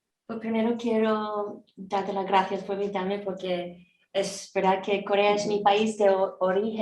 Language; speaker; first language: Spanish; non-native, fluent; Korean